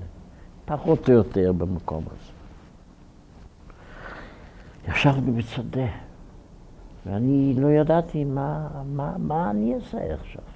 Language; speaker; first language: Hebrew; non-native, fluent; Ukrainian